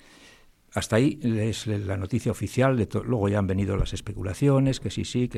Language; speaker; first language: Spanish; native; Spanish